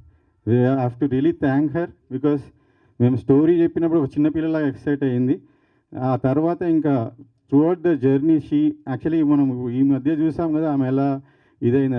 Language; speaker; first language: Telugu; native; Telugu